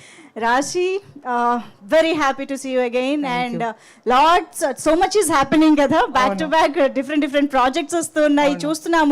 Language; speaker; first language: Telugu; native; Telugu